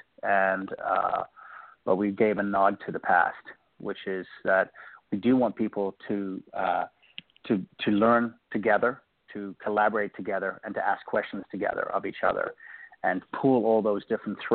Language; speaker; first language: English; native; English